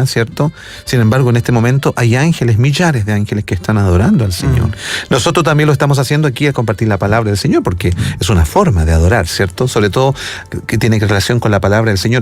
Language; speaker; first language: Spanish; native; Spanish